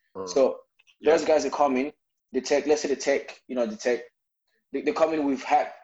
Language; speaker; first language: English; non-native, fluent; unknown